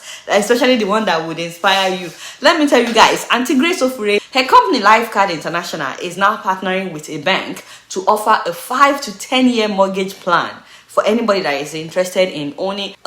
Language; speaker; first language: English; non-native, local second language; Yoruba